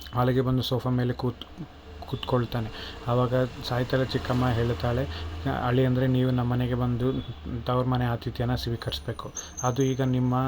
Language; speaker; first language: Kannada; native; Kannada